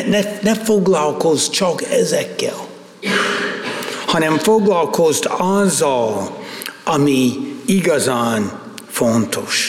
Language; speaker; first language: Hungarian; non-native, fluent; English